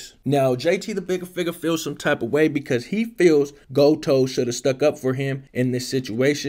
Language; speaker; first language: English; native; English